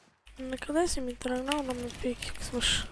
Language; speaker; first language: Bulgarian; native; Bulgarian